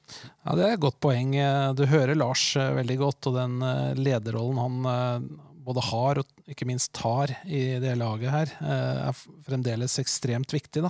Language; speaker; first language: Norwegian; native; Norwegian